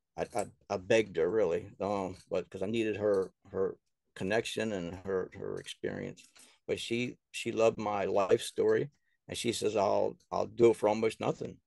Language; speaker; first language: English; native; English